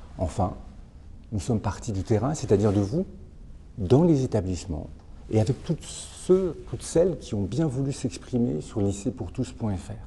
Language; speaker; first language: French; native; French